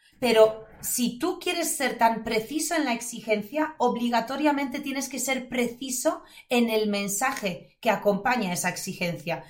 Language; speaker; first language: Spanish; non-native, fluent; Polish